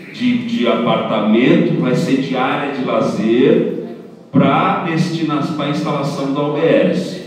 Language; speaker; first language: Portuguese; native; Portuguese